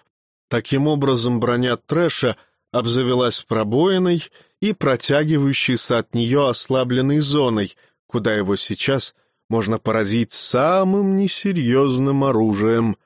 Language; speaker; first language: Russian; native; Russian